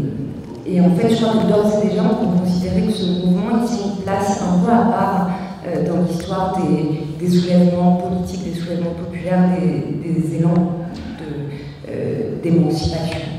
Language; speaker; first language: French; native; French